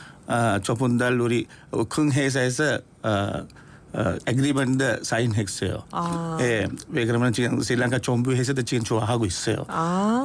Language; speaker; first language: Korean; non-native, learner; Sinhala